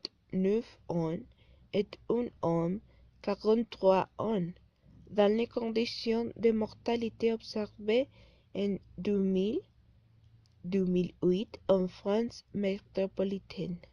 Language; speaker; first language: French; non-native, learner; Spanish